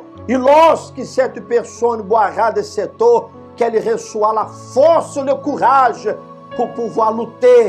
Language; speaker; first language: French; non-native, fluent; Portuguese